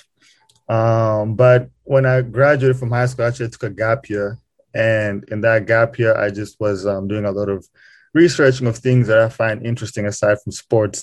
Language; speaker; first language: English; non-native, local second language; Kinyarwanda